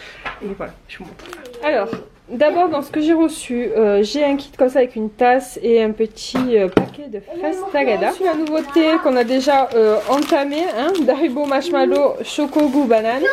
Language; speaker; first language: French; native; French